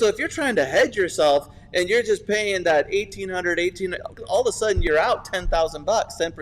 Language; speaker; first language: English; native; English